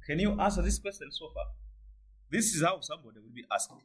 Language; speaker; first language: English; non-native, local second language; Swahili